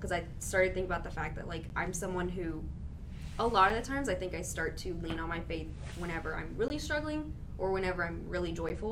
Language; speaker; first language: English; native; English